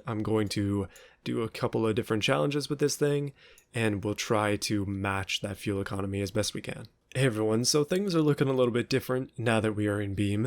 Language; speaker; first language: English; native; English